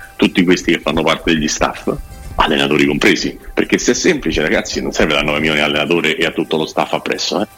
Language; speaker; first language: Italian; native; Italian